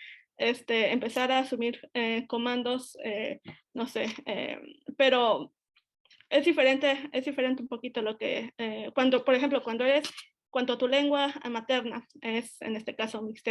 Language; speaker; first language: Spanish; native; Spanish